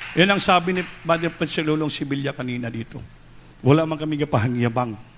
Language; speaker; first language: Filipino; non-native, local second language; Cebuano